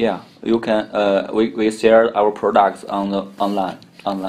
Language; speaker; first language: English; non-native, learner; Chinese